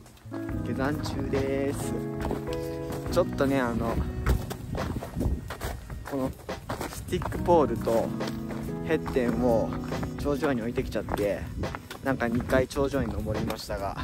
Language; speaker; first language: Japanese; native; Japanese